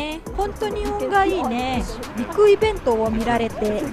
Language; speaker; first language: Japanese; non-native, fluent; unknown